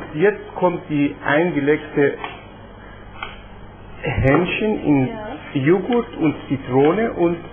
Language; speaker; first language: German; non-native, fluent; Persian